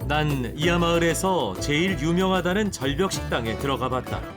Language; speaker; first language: Korean; native; Korean